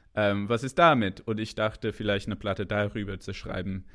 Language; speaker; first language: German; non-native, fluent; English